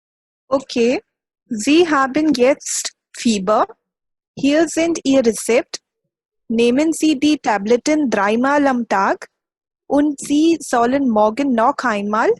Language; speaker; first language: German; non-native, learner; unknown